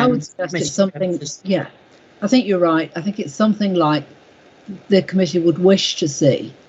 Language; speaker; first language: English; native; English